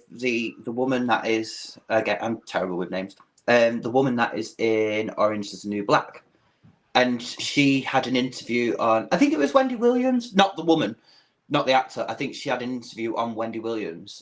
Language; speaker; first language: English; native; English